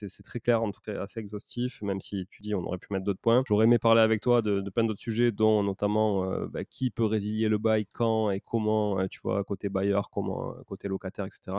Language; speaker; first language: French; native; French